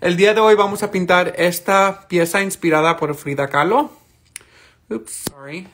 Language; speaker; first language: Spanish; early bilingual, heritage; Spanish